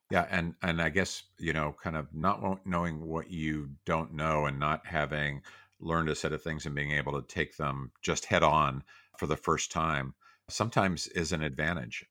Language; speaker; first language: English; native; English